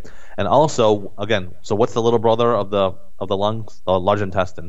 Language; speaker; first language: English; native; English